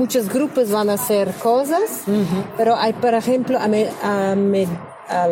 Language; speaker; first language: Spanish; non-native, learner; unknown